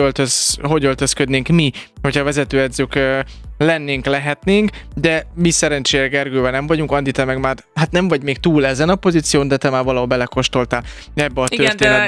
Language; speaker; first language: Hungarian; native; Hungarian